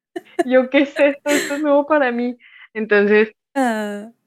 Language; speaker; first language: Spanish; native; Spanish